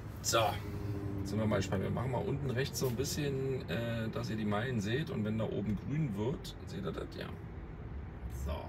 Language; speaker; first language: German; native; German